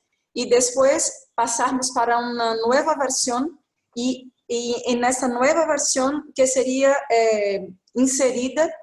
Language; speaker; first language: Spanish; non-native, fluent; Portuguese